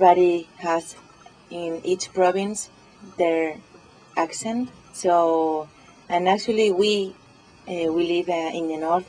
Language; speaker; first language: English; non-native, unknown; Spanish